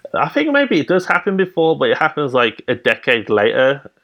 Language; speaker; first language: English; native; English